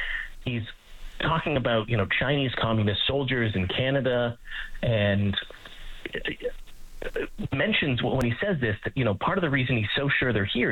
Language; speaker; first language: English; native; English